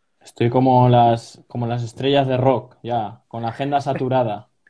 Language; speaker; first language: Spanish; native; Spanish